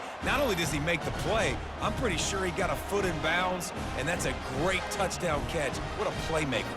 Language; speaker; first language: English; native; English